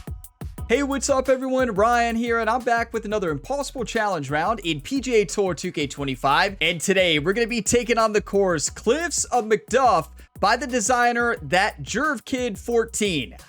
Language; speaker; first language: English; native; English